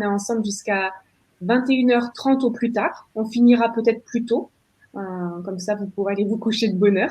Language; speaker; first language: French; native; French